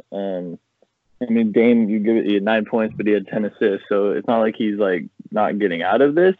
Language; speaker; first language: English; native; English